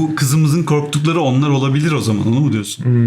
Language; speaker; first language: Turkish; native; Turkish